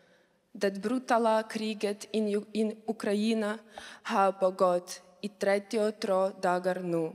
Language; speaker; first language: Swedish; non-native, learner; Ukrainian